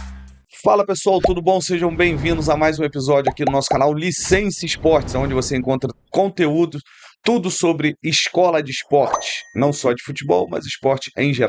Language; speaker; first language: Portuguese; native; Portuguese